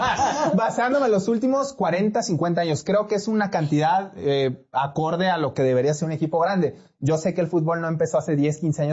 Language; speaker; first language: Spanish; native; Spanish